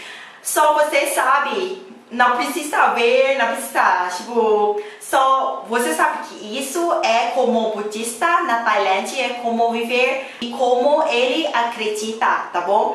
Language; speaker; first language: Portuguese; non-native, learner; Thai